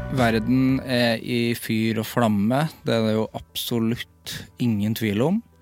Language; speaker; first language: Norwegian; native; Norwegian